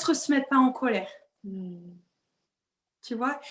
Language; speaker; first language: French; native; French